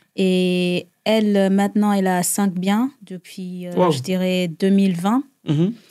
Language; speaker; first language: French; non-native, local second language; Rundi